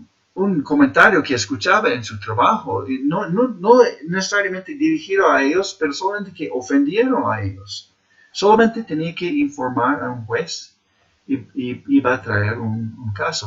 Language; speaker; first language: Spanish; non-native, fluent; English